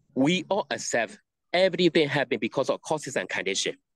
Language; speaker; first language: English; non-native, learner; Burmese